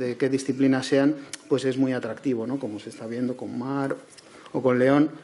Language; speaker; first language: Spanish; native; Spanish